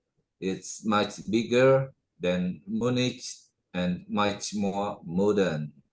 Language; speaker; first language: English; non-native, learner; Khmer